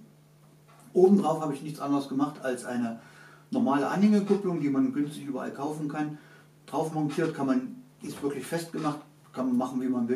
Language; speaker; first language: German; native; German